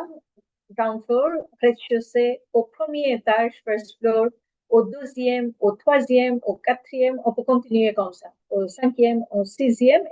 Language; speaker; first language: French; non-native, fluent; Bangla